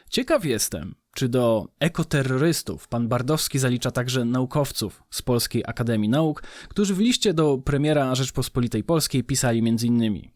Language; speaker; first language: Polish; native; Polish